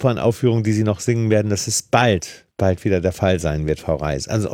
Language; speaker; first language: German; native; German